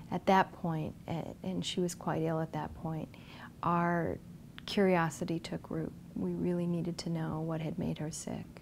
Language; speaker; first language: English; native; English